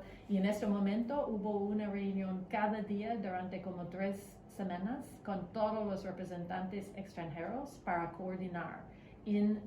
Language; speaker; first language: Spanish; non-native, fluent; English